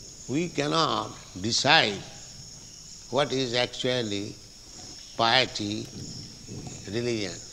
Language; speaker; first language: English; non-native, local second language; Bangla